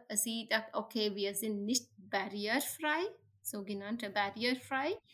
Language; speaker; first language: German; non-native, learner; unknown